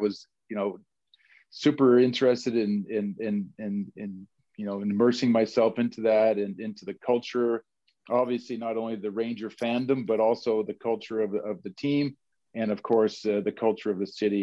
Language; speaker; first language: English; native; English